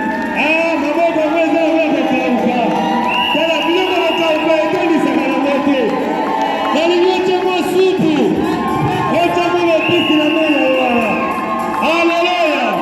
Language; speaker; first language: French; non-native, local second language; Lingala